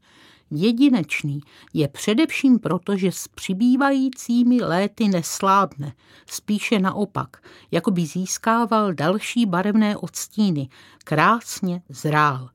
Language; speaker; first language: Czech; native; Czech